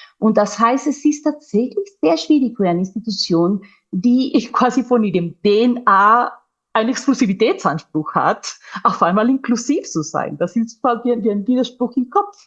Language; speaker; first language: German; non-native, fluent; Spanish